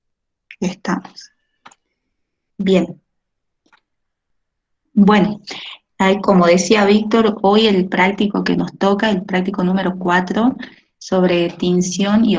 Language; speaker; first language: Spanish; native; Spanish